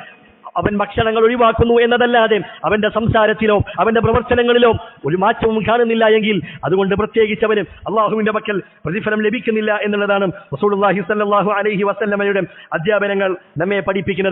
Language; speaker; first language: Malayalam; native; Malayalam